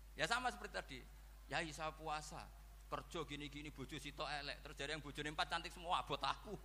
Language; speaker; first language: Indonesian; non-native, local second language; Javanese